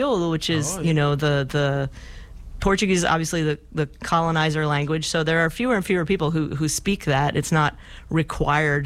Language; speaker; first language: English; non-native, fluent; Portuguese